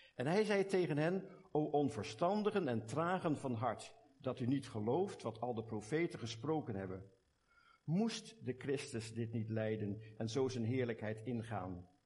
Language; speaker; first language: Dutch; native; Dutch